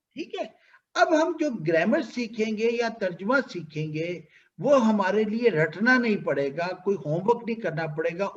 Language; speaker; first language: Urdu; native; Urdu